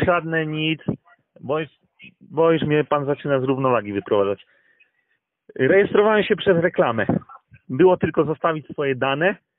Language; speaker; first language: Polish; native; Polish